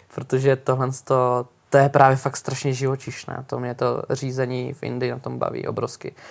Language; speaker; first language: Czech; native; Czech